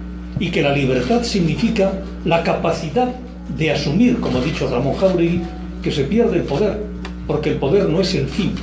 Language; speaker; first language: Spanish; native; Spanish